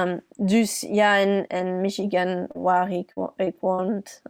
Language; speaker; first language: Dutch; early bilingual, heritage; English